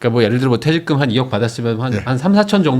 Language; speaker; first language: Korean; native; Korean